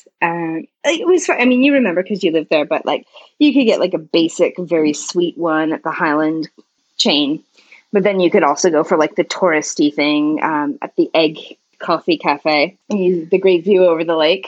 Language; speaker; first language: English; native; English